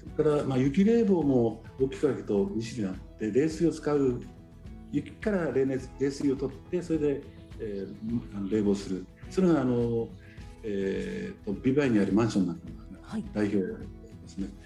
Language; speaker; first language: Japanese; native; Japanese